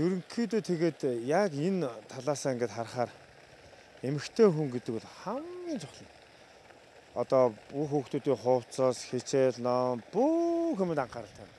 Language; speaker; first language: Mongolian; native; Mongolian